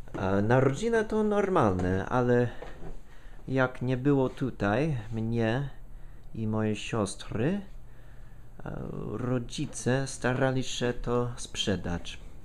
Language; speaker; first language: Polish; non-native, fluent; English